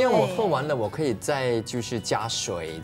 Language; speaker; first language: Chinese; native; Chinese